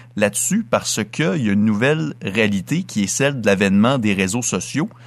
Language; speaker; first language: French; native; French